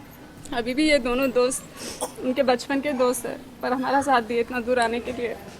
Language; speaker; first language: Hindi; non-native, local second language; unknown